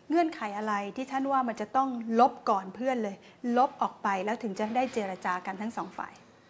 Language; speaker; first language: Thai; native; Thai